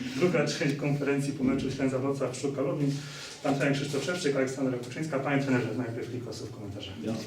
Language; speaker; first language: Polish; native; Polish